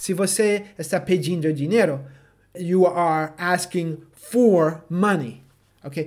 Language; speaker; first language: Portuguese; non-native, fluent; English